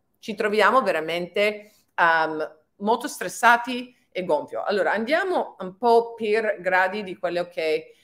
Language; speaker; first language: Italian; non-native, fluent; English